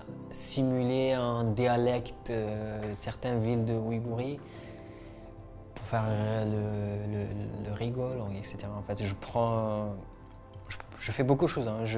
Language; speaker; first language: French; non-native, fluent; Uyghur